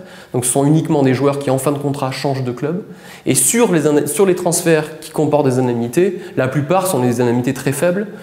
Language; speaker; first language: French; native; French